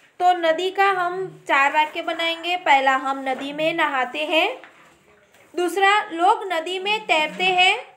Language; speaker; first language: Hindi; non-native, local second language; Gujarati